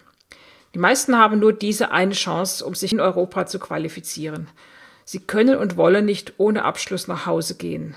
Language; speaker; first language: German; native; German